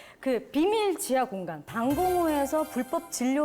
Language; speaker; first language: Korean; native; Korean